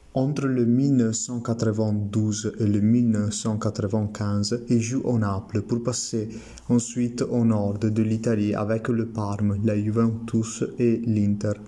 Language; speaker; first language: French; non-native, learner; Italian